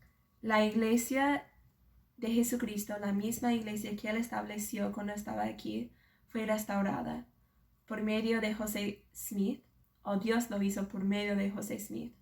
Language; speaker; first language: Spanish; non-native, fluent; English